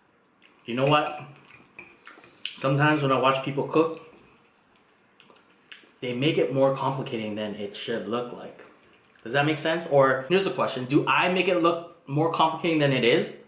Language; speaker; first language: English; native; English